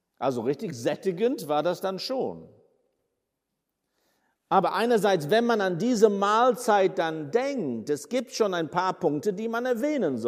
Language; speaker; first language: German; non-native, fluent; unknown